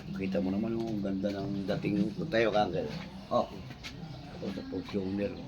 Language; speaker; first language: Filipino; non-native, local second language; Iloko